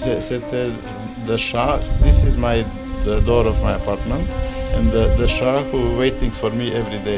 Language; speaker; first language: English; non-native, learner; Hungarian